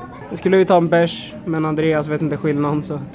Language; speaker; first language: Swedish; native; Swedish